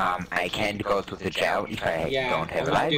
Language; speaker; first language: English; non-native, learner; German